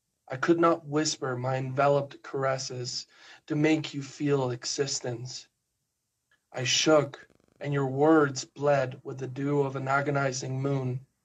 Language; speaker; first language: English; non-native, fluent; Spanish